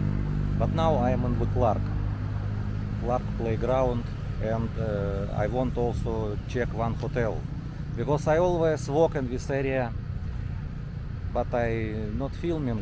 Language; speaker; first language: English; non-native, learner; Russian